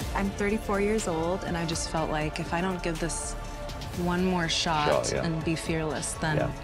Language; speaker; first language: English; native; English